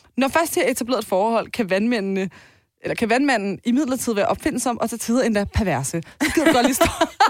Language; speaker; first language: Danish; early bilingual, other home language; Turkish